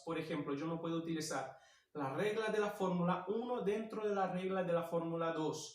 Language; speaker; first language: Spanish; non-native, fluent; Portuguese